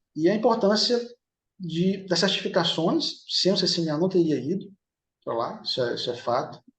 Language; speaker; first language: Portuguese; native; Portuguese